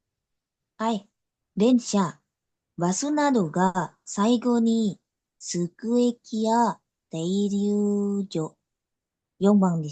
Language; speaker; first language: Japanese; non-native, learner; Indonesian